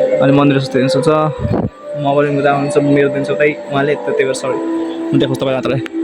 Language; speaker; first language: Nepali; non-native, local second language; Rana Tharu